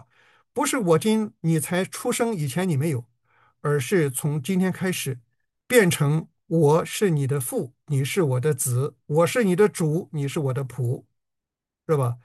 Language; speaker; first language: Chinese; native; Chinese